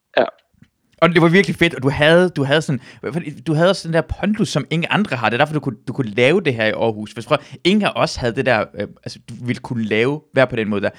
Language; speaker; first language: Danish; early bilingual, other home language; Persian